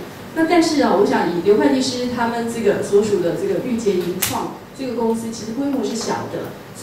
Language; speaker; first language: Chinese; native; Chinese